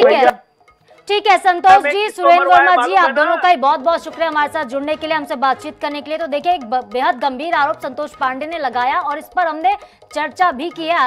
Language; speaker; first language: Hindi; native; Hindi